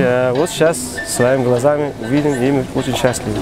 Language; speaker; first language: Russian; non-native, learner; Uzbek